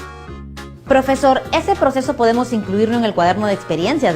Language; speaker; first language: Spanish; native; Spanish